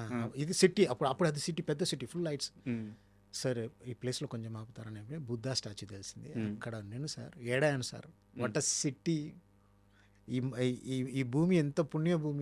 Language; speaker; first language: Telugu; non-native, fluent; Tamil